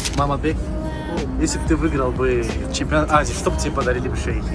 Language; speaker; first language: Russian; non-native, local second language; Tajik